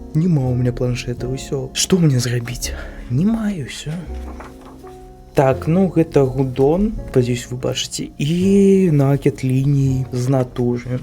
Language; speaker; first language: Belarusian; non-native, local second language; Russian